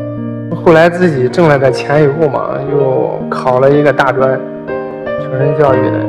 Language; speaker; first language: Chinese; native; Chinese